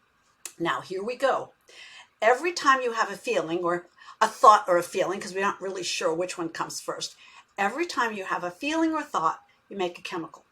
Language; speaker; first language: English; native; English